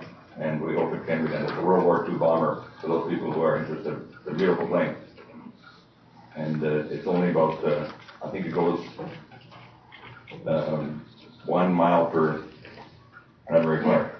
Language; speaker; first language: English; native; English